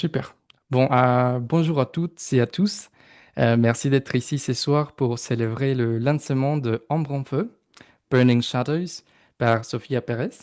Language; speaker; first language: French; non-native, fluent; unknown